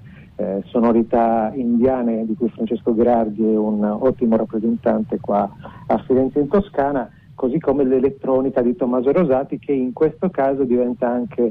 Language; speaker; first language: Italian; native; Italian